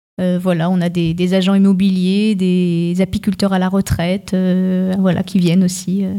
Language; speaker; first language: French; native; French